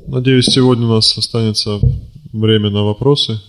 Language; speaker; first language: Russian; native; Russian